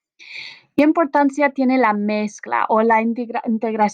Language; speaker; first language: Spanish; non-native, fluent; English